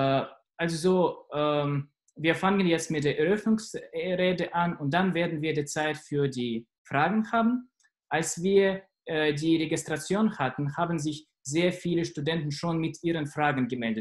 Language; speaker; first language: German; non-native, fluent; Russian